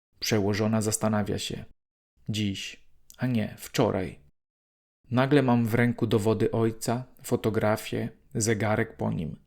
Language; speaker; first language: Polish; native; Polish